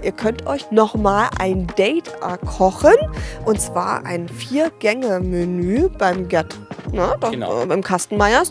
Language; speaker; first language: German; native; German